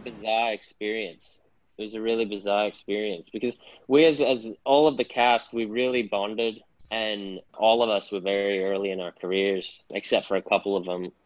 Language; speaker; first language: English; native; English